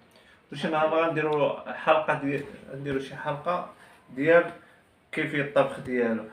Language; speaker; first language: Arabic; native; Arabic